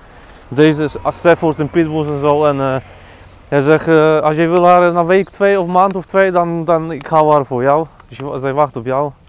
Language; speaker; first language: Dutch; non-native, learner; Polish